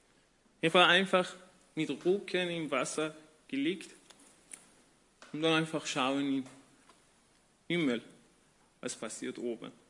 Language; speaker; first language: German; non-native, learner; Persian